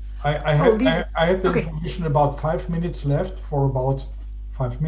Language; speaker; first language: English; non-native, fluent; German